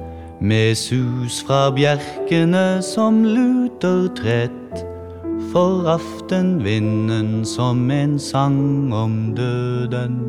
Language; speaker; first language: Norwegian; native; Norwegian